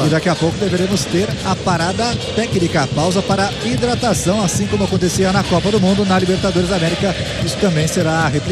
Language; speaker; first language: Portuguese; native; Portuguese